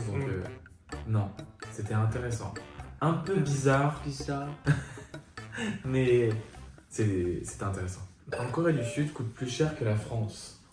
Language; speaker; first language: French; native; French